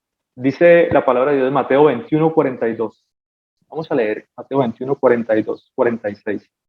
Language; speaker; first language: Spanish; native; Spanish